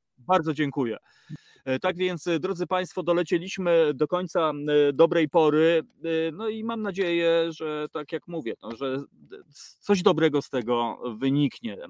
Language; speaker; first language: Polish; native; Polish